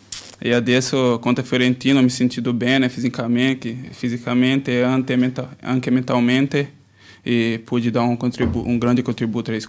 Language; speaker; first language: Italian; non-native, learner; Portuguese